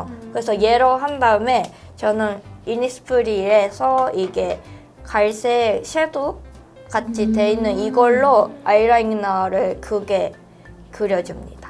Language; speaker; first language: Korean; non-native, fluent; Japanese